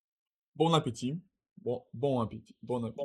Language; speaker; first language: French; non-native, learner; Russian